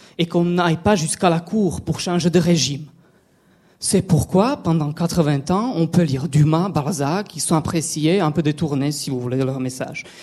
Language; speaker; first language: French; non-native, fluent; Slovak